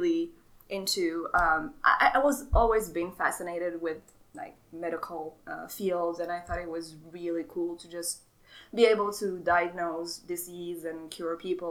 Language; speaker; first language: English; non-native, fluent; Arabic